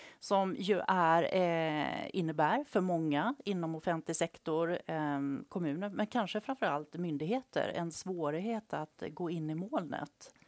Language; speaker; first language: Swedish; native; Swedish